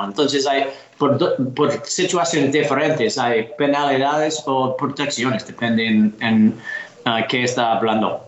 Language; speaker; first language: Spanish; non-native, learner; English